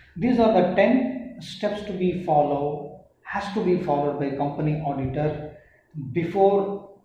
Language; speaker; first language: English; non-native, local second language; Kannada